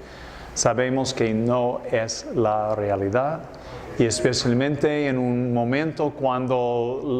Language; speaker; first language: Spanish; non-native, fluent; English